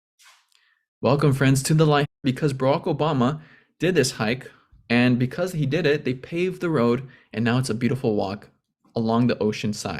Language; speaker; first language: English; native; English